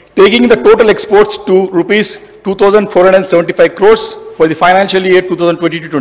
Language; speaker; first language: English; non-native, local second language; Telugu